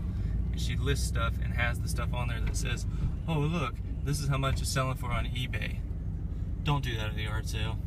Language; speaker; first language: English; native; English